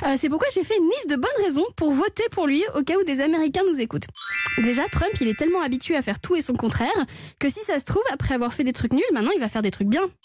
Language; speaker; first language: French; native; French